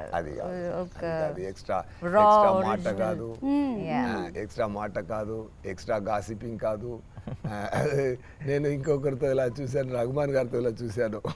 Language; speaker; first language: Telugu; non-native, learner; Tamil